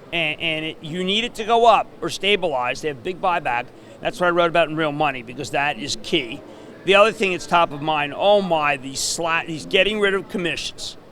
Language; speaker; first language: English; native; English